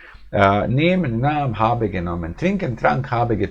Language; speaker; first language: German; non-native, fluent; Bosnian